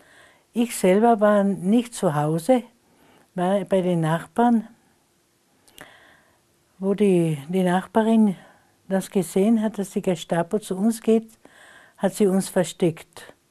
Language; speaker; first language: German; non-native, local second language; Slovenian